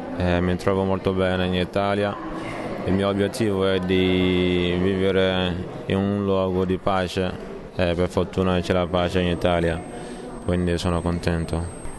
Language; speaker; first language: Italian; non-native, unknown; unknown